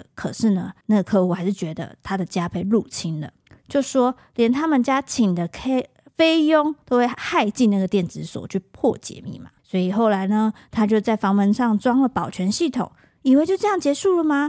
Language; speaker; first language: Chinese; native; Chinese